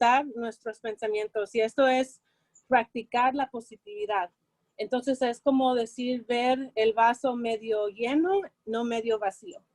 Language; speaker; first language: Spanish; early bilingual, heritage; Spanish